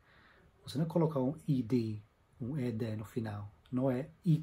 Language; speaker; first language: Portuguese; non-native, fluent; English